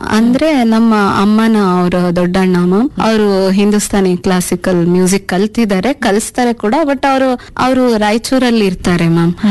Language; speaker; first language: Kannada; non-native, local second language; Urdu